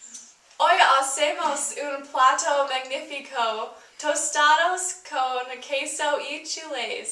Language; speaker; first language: Spanish; non-native, learner; English